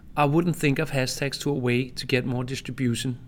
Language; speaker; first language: English; non-native, fluent; Danish